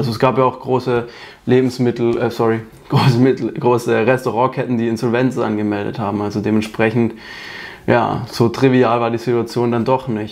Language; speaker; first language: German; native; German